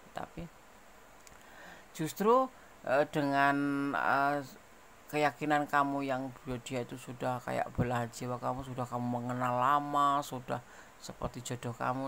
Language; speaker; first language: Indonesian; native; Indonesian